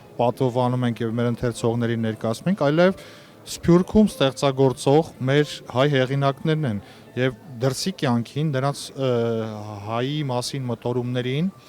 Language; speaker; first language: Armenian; native; Armenian